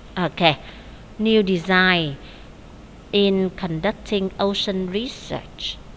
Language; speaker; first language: English; non-native, fluent; Vietnamese